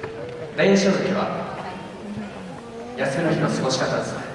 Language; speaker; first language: Japanese; native; Japanese